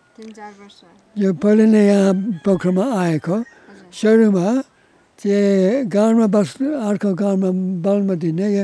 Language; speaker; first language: Nepali; non-native, learner; English